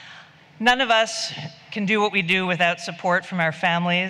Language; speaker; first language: English; native; English